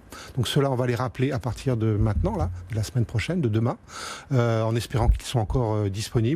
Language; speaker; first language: French; native; French